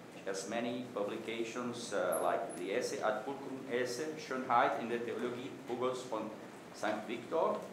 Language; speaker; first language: English; non-native, fluent; Portuguese